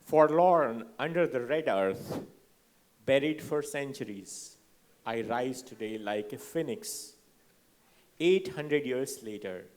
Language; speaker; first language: English; non-native, local second language; Hindi